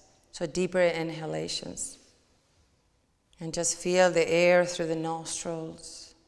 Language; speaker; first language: English; non-native, fluent; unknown